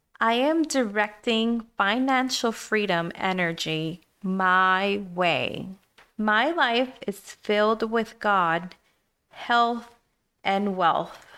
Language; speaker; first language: English; early bilingual, other home language; Spanish